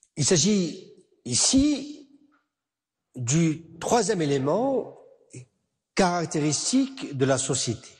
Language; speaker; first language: French; non-native, local second language; Arabic